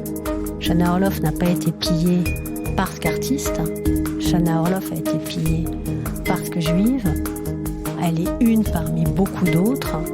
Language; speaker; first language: French; native; French